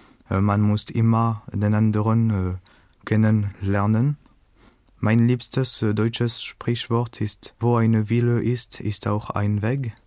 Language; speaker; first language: German; non-native, fluent; French